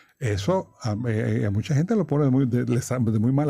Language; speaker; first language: Spanish; native; Spanish